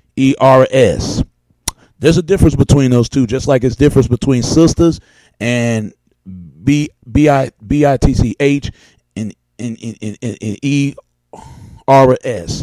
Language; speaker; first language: English; native; English